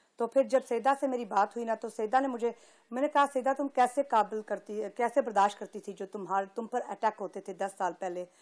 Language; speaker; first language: Urdu; early bilingual, heritage; Urdu